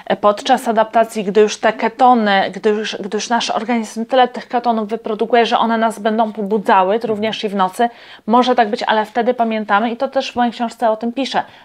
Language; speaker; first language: Polish; non-native, fluent; Latvian